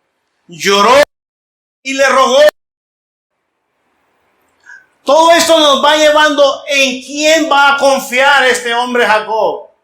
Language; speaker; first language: Spanish; native; Spanish